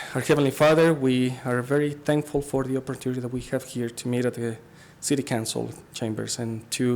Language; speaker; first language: English; non-native, fluent; Spanish